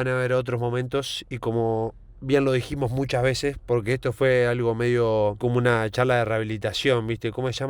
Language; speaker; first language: Spanish; native; Spanish